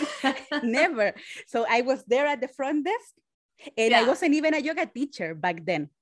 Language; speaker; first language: English; non-native, fluent; Spanish